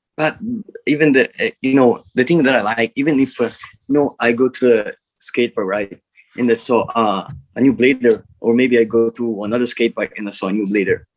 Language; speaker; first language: English; non-native, learner; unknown